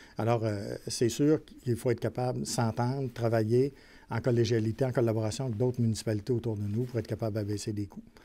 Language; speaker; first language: French; native; French